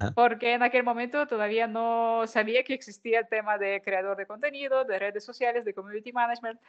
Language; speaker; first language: Spanish; non-native, fluent; Ukrainian